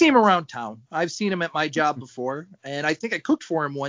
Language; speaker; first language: English; native; English